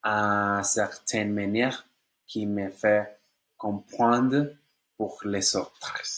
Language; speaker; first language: French; non-native, learner; Spanish